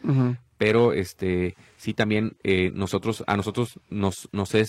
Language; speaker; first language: Spanish; native; Spanish